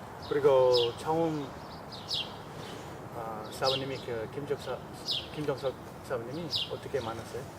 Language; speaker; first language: Korean; non-native, learner; English